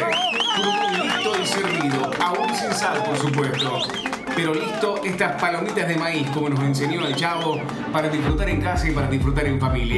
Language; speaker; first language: Spanish; native; Spanish